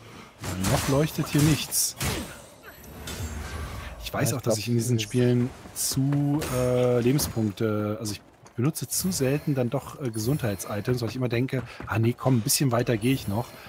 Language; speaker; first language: German; native; German